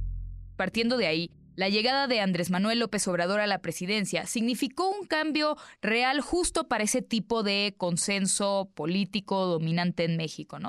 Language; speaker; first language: Spanish; native; Spanish